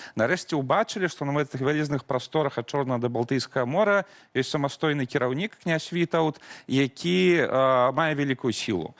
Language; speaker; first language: Belarusian; native; Belarusian